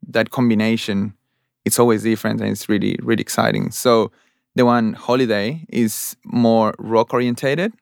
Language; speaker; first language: English; non-native, fluent; Spanish